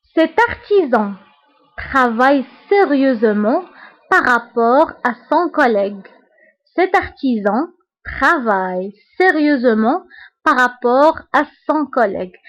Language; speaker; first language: French; non-native, local second language; Arabic